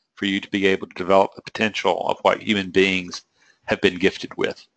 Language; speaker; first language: English; native; English